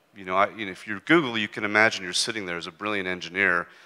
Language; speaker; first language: English; native; English